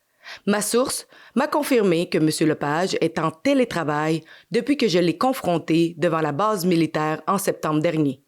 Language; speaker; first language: French; native; French